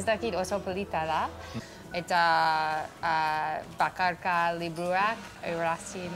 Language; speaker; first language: Basque; non-native, learner; English